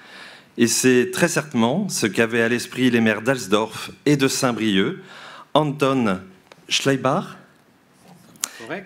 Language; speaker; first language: French; native; French